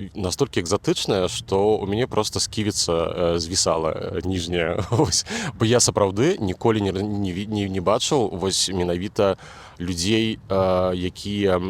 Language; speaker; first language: Belarusian; native; Belarusian